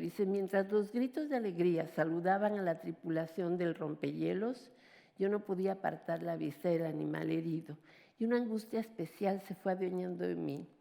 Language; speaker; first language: Spanish; native; Spanish